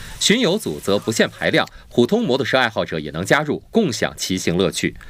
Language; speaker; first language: Chinese; native; Chinese